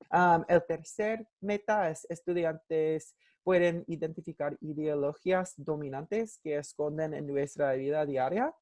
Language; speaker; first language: Spanish; non-native, learner; English